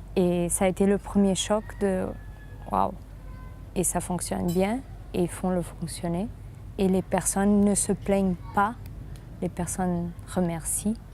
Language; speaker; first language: French; non-native, fluent; Portuguese